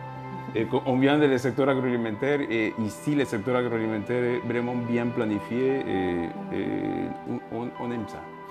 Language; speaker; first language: French; non-native, fluent; Spanish